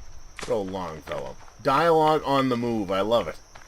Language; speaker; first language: English; native; English